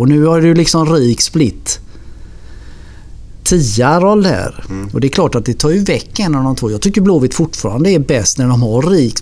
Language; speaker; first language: Swedish; native; Swedish